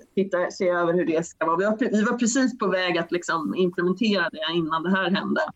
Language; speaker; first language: Swedish; native; Swedish